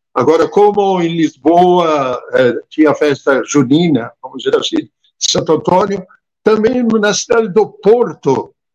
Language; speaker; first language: Portuguese; non-native, fluent; Italian